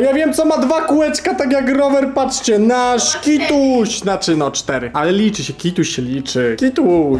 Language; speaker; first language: Polish; native; Polish